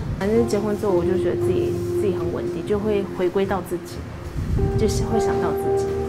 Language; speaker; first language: Chinese; native; Chinese